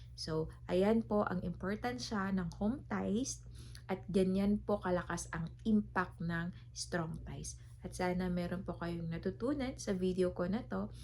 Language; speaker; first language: Filipino; native; Filipino